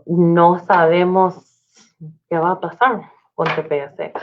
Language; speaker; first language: Spanish; non-native, learner; English